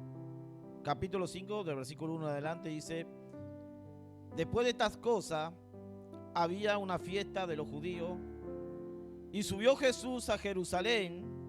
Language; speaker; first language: Spanish; native; Spanish